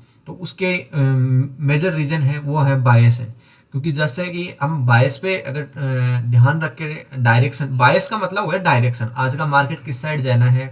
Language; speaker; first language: Hindi; native; Hindi